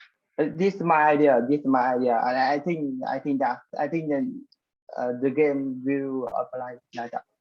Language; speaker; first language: English; non-native, learner; Vietnamese